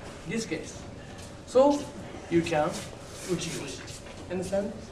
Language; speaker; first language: English; non-native, learner; Japanese